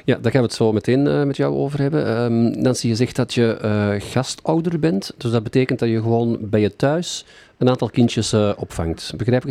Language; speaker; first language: Dutch; native; Dutch